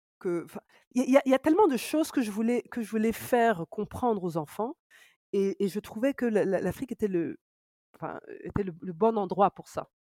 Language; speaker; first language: French; native; French